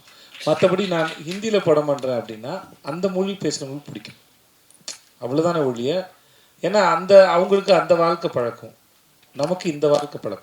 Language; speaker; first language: Tamil; native; Tamil